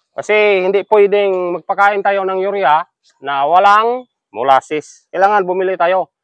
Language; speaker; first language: Filipino; non-native, local second language; Cebuano